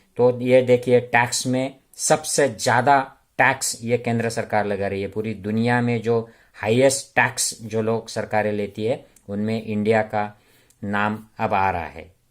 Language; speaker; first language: Hindi; non-native, local second language; Marathi